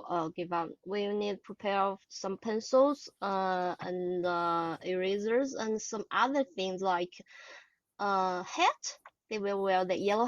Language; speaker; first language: English; non-native, learner; Chinese